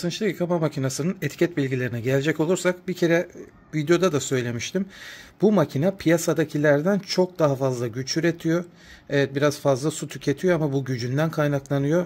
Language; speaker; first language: Turkish; native; Turkish